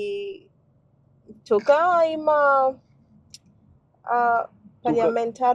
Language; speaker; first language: Macedonian; non-native, learner; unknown